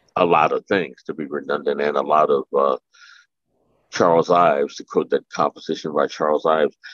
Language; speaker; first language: English; native; English